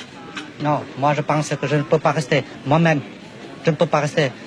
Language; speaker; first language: French; non-native, local second language; Vietnamese